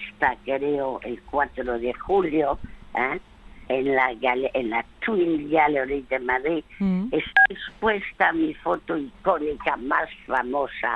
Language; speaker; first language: Spanish; early bilingual, other home language; French